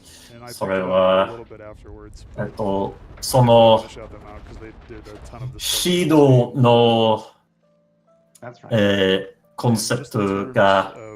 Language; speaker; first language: Japanese; non-native, learner; English